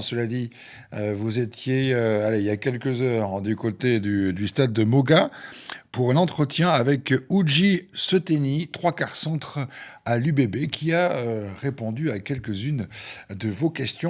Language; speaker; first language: French; native; French